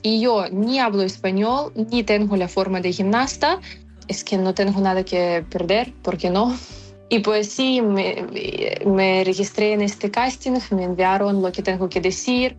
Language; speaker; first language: Spanish; non-native, fluent; Ukrainian